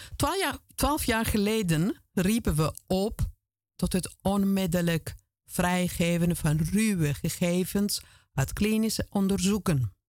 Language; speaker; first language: Dutch; non-native, fluent; Italian